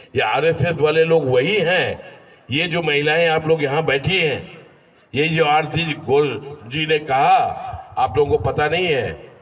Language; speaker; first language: Hindi; non-native, local second language; Bangla